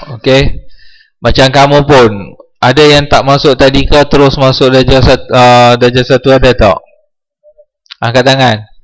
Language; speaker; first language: Malay; native; Malay